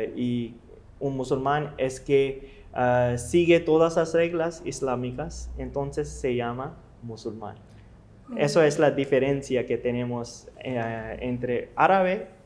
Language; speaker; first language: Spanish; non-native, learner; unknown